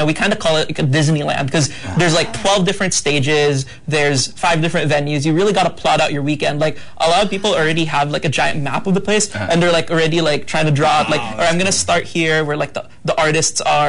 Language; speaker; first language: English; non-native, local second language; Hiligaynon